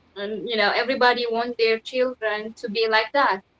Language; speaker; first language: English; non-native, fluent; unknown